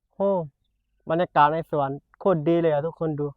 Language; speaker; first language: Thai; non-native, local second language; Pattani Malay